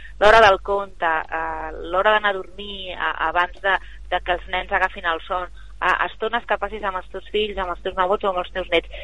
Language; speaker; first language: Catalan; native; Catalan